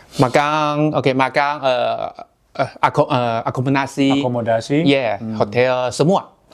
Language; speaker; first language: Indonesian; non-native, learner; Chinese